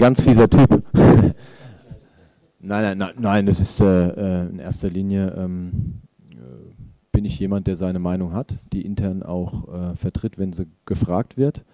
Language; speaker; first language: German; native; German